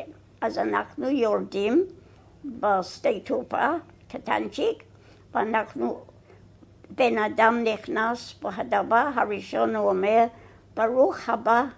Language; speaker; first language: Hebrew; non-native, fluent; English